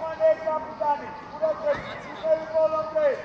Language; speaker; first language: Georgian; native; Georgian